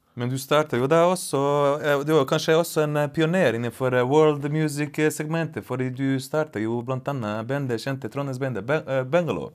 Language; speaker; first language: Norwegian; native; Norwegian